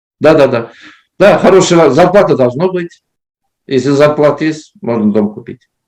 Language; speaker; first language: Russian; non-native, local second language; Kazakh